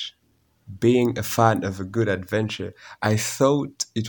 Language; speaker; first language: English; non-native, local second language; Kinyarwanda